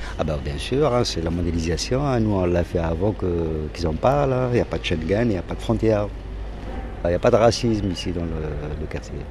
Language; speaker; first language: French; non-native, local second language; Arabic